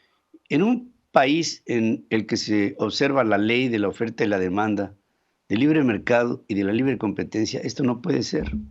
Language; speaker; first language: Spanish; native; Spanish